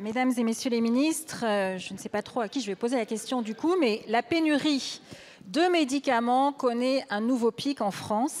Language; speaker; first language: French; native; French